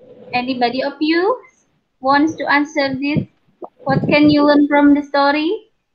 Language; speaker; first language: English; non-native, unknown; Indonesian